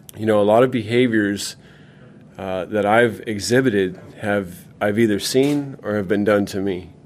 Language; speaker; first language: English; native; English